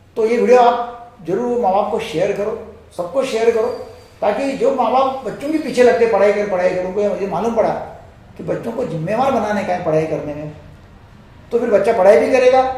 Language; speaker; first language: Hindi; non-native, local second language; Marathi